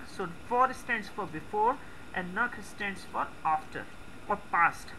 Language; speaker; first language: English; non-native, local second language; Hindi